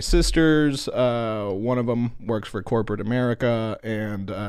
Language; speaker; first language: English; native; English